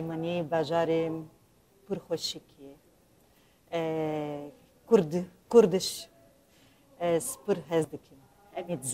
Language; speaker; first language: Kurdish; non-native, learner; Portuguese